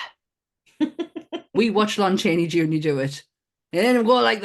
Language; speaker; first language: English; native; English